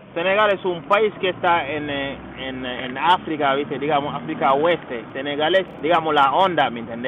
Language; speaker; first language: Spanish; non-native, local second language; Wolof